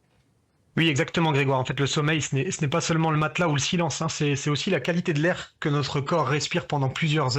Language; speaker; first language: French; native; French